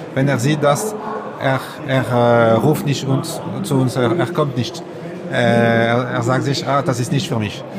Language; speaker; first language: German; non-native, learner; French